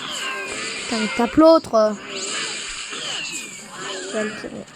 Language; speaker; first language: French; native; French